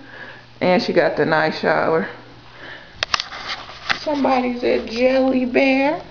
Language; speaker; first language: English; native; English